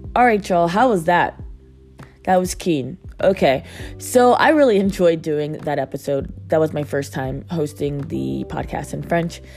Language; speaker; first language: English; native; English